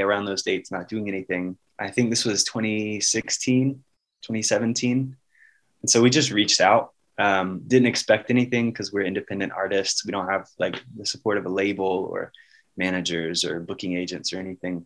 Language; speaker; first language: English; native; English